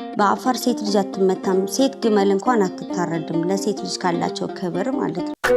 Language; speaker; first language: Amharic; non-native, local second language; Afar